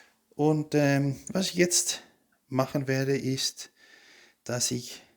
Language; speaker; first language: German; non-native, fluent; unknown